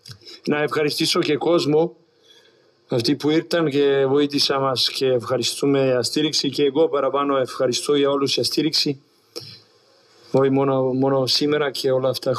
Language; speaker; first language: Greek; non-native, learner; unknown